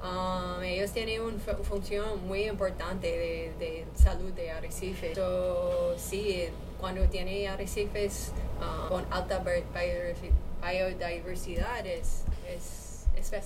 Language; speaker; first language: Spanish; non-native, learner; English